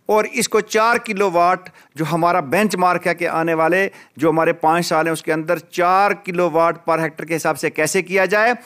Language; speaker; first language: Urdu; non-native, local second language; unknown